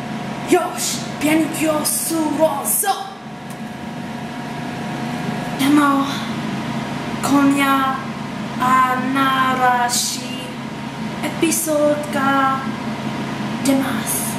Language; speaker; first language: Japanese; non-native, learner; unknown